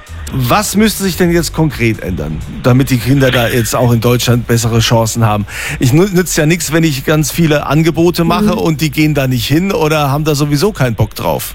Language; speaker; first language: German; native; German